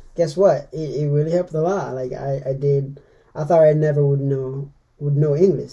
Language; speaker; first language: English; non-native, fluent; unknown